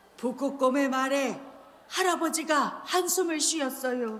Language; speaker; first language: Korean; native; Korean